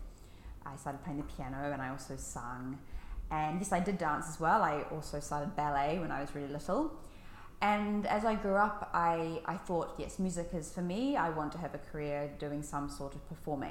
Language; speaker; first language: English; native; English